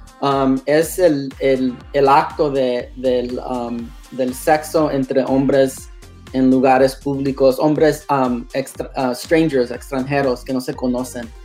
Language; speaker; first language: Spanish; non-native, learner; English